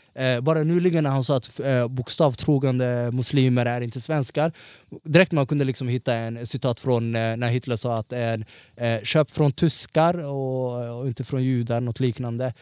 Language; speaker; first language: Swedish; early bilingual, other home language; Somali